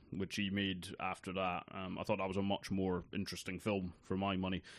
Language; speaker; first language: English; native; English